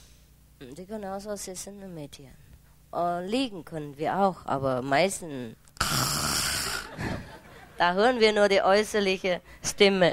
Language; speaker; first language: German; non-native, learner; Vietnamese